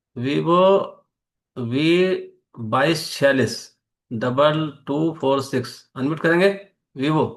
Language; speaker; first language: Hindi; native; Hindi